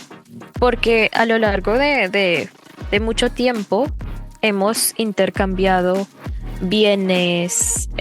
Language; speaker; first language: Spanish; non-native, fluent; English